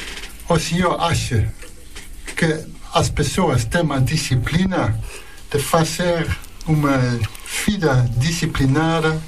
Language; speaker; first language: Portuguese; non-native, learner; Dutch